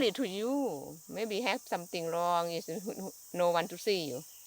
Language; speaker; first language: English; non-native, learner; Thai